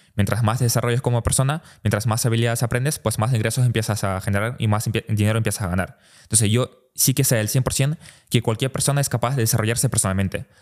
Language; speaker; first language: Spanish; early bilingual, other home language; Russian